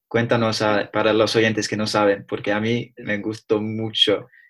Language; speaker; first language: Spanish; non-native, learner; English